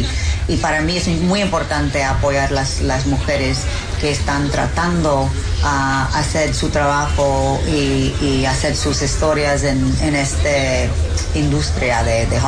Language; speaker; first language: Spanish; early bilingual, heritage; English